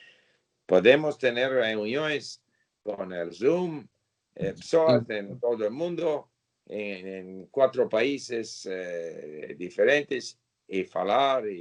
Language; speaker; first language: Portuguese; non-native, learner; English